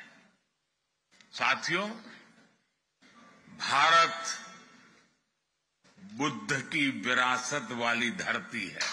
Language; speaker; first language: Hindi; non-native, local second language; Gujarati